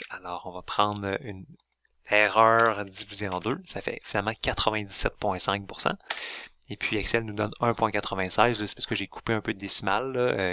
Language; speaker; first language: French; native; French